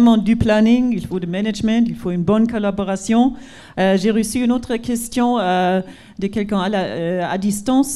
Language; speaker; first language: French; non-native, fluent; German